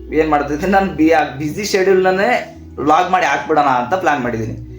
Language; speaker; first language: Kannada; native; Kannada